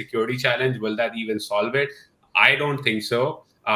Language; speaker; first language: English; non-native, local second language; Urdu